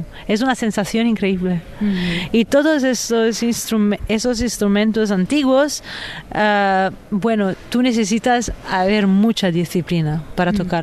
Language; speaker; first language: Spanish; non-native, fluent; Italian